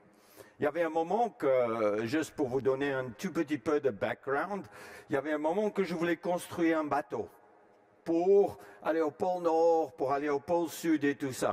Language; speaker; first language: French; non-native, fluent; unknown